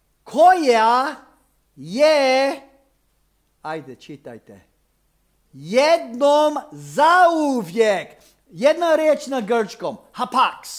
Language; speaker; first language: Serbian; non-native, fluent; English